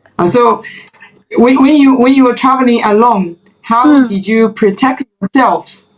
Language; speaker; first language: English; non-native, fluent; Chinese